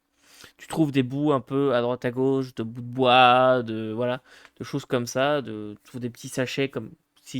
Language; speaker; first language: French; native; French